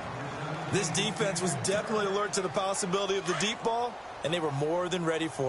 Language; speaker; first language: English; native; English